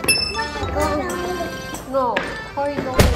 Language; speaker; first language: Japanese; native; Japanese